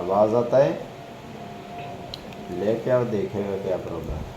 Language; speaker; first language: Hindi; non-native, learner; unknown